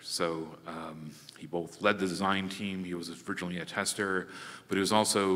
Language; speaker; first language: English; native; English